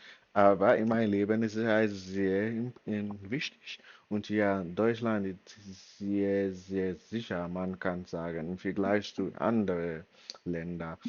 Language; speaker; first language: German; non-native, learner; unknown